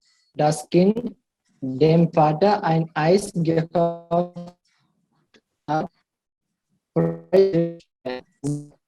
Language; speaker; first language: German; non-native, learner; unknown